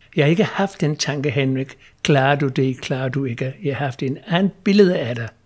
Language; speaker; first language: Danish; non-native, fluent; English